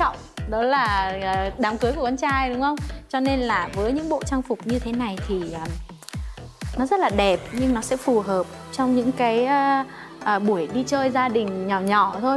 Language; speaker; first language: Vietnamese; native; Vietnamese